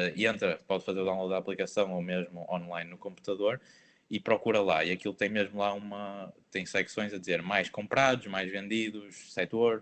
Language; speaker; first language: Portuguese; native; Portuguese